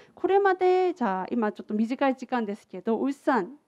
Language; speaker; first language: Japanese; non-native, fluent; Korean